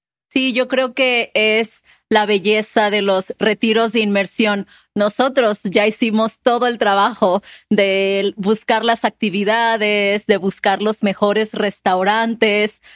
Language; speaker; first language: Spanish; native; Spanish